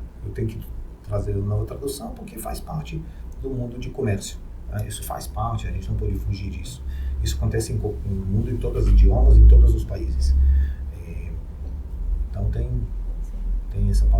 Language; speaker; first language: Portuguese; non-native, fluent; Hebrew